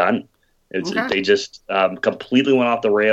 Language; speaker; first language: English; native; English